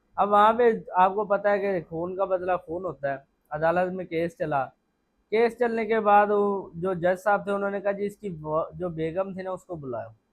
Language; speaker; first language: Urdu; non-native, local second language; Punjabi